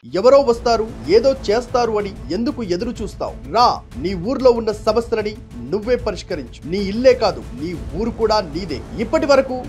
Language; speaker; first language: Telugu; native; Telugu